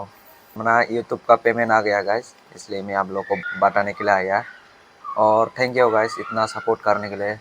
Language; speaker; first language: Hindi; non-native, local second language; Kok Borok